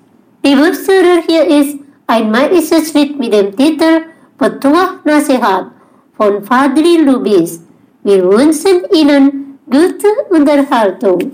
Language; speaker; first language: German; non-native, learner; Indonesian